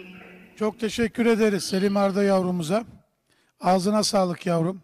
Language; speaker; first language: Turkish; native; Turkish